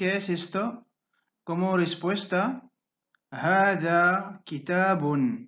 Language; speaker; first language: Spanish; non-native, fluent; Arabic